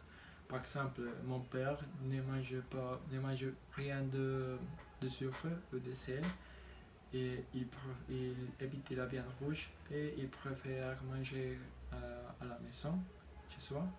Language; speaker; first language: French; non-native, learner; Spanish